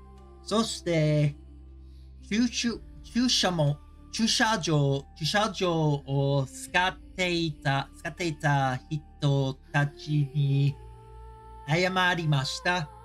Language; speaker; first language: Japanese; non-native, learner; English